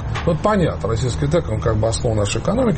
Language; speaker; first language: Russian; native; Russian